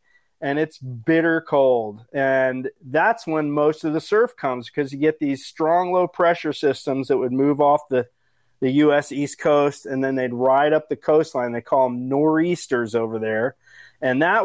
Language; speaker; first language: English; native; English